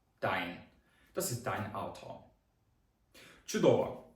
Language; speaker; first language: German; non-native, fluent; Ukrainian